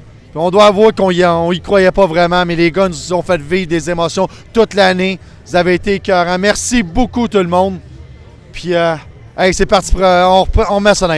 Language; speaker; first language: French; native; French